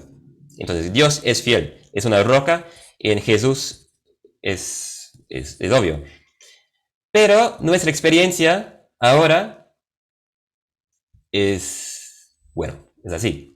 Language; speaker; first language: Spanish; non-native, fluent; English